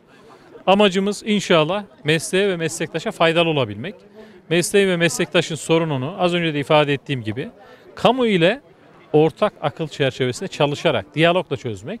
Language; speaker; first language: Turkish; native; Turkish